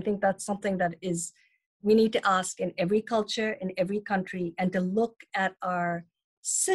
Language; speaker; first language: English; non-native, local second language; Tamil